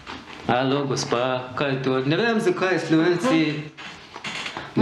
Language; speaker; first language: Slovenian; non-native, learner; Persian